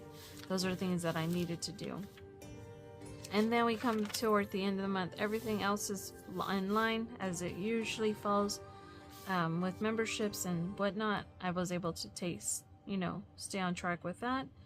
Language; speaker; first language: English; native; English